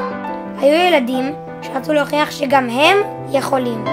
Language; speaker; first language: Hebrew; native; Hebrew